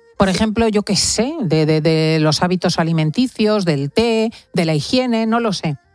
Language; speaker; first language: Spanish; native; Spanish